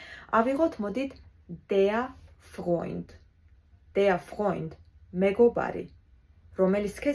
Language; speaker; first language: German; non-native, fluent; Georgian